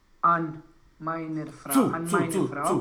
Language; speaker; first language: German; non-native, learner; Romanian